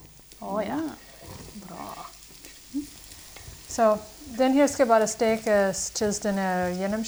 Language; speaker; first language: Swedish; non-native, fluent; English